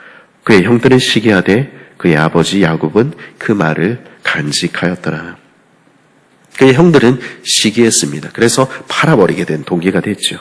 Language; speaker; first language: Korean; native; Korean